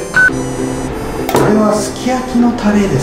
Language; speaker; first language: Japanese; native; Japanese